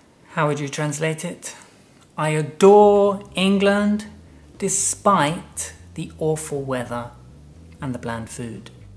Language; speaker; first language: English; native; English